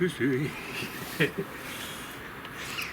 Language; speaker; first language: French; non-native, local second language; Dutch